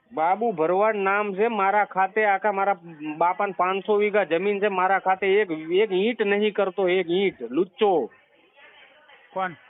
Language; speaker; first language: Gujarati; native; Gujarati